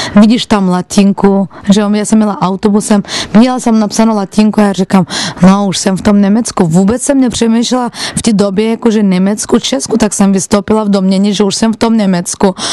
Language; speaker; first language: Czech; non-native, fluent; Turkish